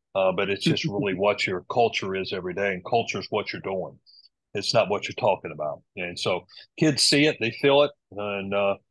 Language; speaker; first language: English; native; English